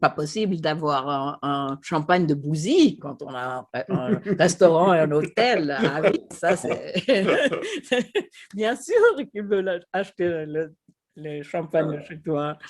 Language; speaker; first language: French; non-native, fluent; Swedish